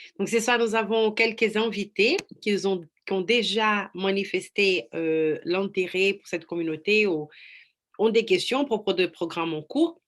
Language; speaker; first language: French; non-native, fluent; Portuguese